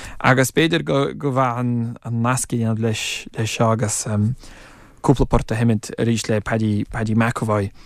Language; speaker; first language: Irish; non-native, fluent; English